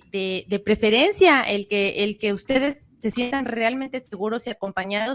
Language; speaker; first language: Spanish; native; Spanish